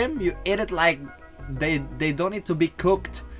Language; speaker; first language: English; non-native, learner; Indonesian